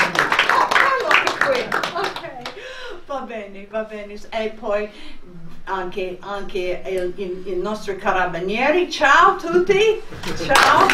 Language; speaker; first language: Italian; non-native, fluent; English